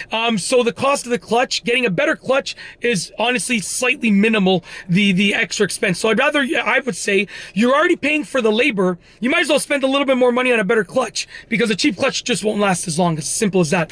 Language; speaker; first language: English; native; English